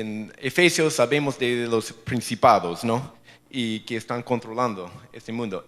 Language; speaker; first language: Spanish; non-native, fluent; English